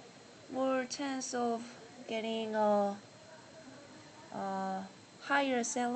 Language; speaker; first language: English; non-native, learner; Korean